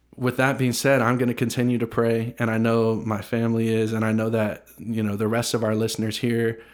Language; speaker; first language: English; native; English